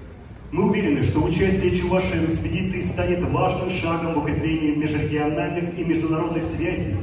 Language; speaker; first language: Russian; native; Russian